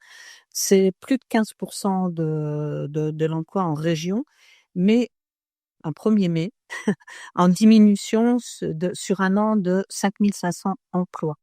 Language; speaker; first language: French; native; French